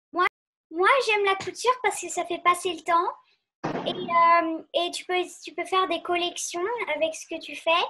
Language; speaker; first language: French; early bilingual, heritage; French